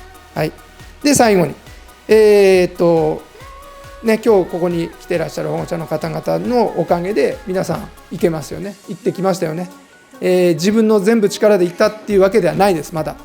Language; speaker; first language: Japanese; native; Japanese